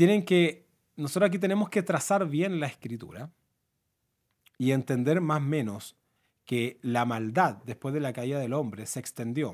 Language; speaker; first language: Spanish; native; Spanish